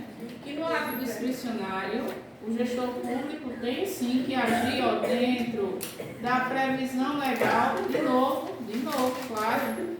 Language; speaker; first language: Portuguese; native; Portuguese